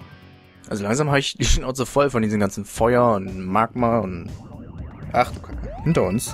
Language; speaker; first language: German; native; German